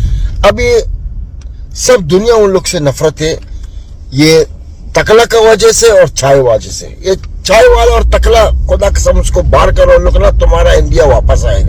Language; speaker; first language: Hindi; non-native, learner; Arabic